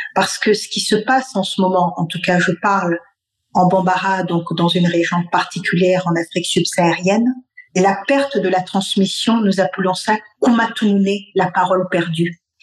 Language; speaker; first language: French; non-native, local second language; Bambara